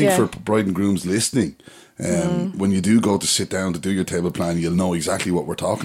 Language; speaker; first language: English; native; English